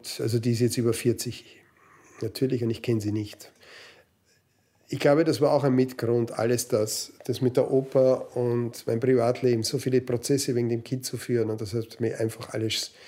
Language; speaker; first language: German; native; German